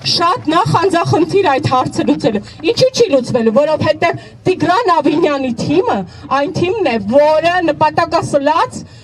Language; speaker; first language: Armenian; native; Armenian